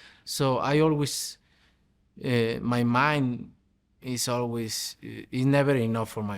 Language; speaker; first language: English; non-native, fluent; Spanish